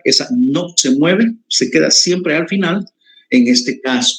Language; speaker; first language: Spanish; native; Spanish